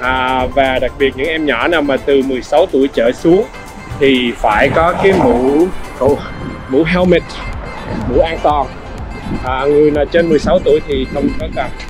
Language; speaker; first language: Vietnamese; early bilingual, heritage; Vietnamese